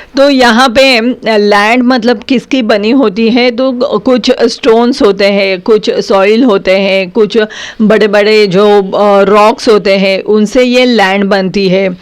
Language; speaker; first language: Hindi; non-native, local second language; Marathi